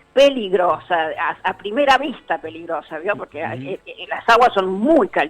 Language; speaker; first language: Spanish; native; Spanish